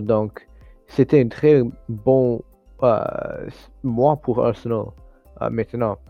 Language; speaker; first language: French; non-native, learner; English